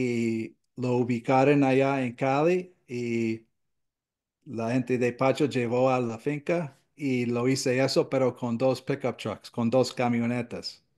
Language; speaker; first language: Spanish; non-native, fluent; English